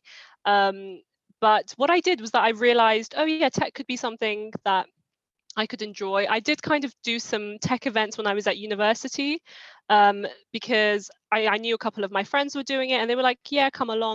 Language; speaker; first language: English; native; English